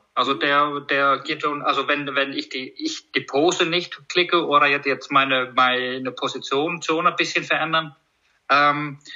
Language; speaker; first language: German; non-native, fluent; Icelandic